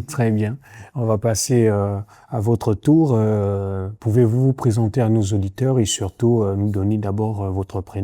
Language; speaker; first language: French; native; French